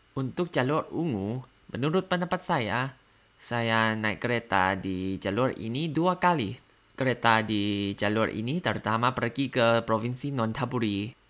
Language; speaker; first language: Indonesian; non-native, learner; Thai